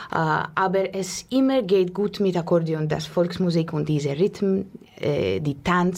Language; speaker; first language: German; non-native, learner; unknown